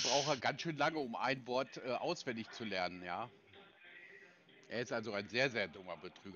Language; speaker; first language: German; native; German